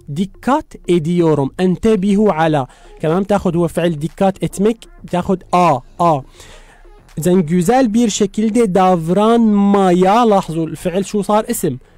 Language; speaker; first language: Turkish; non-native, fluent; Arabic